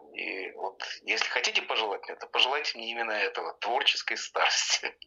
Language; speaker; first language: Russian; native; Russian